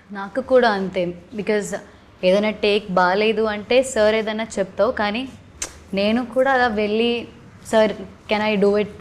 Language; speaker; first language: Telugu; non-native, learner; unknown